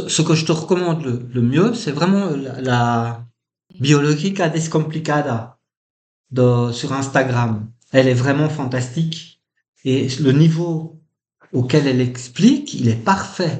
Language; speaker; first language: French; native; French